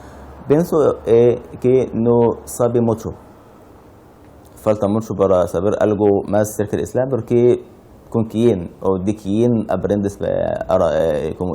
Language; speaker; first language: Spanish; non-native, learner; Arabic